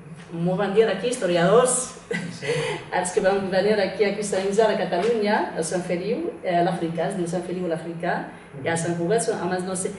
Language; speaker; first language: Catalan; non-native, fluent; Kabyle